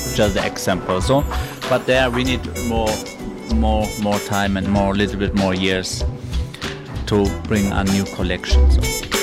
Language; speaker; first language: English; non-native, fluent; Turkish